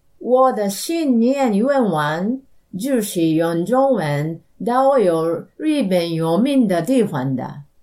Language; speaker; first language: Chinese; non-native, learner; Japanese